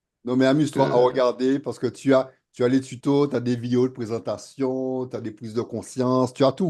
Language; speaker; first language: French; native; French